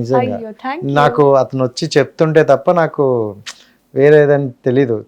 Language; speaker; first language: Telugu; native; Telugu